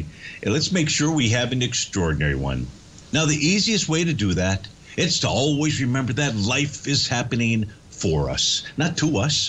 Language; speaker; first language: English; native; English